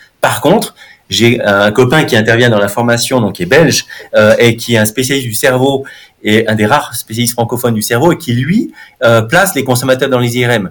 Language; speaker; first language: French; native; French